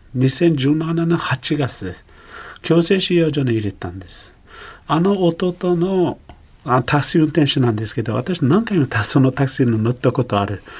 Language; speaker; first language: Japanese; non-native, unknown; Uyghur